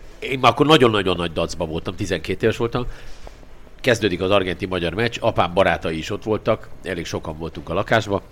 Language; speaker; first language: Hungarian; native; Hungarian